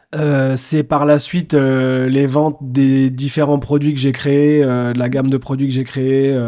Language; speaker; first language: French; native; French